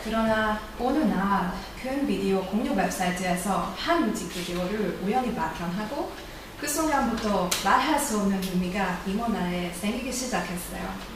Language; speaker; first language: Korean; non-native, learner; Hungarian